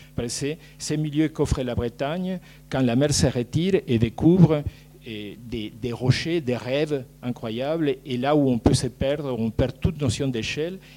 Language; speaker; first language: French; non-native, fluent; Spanish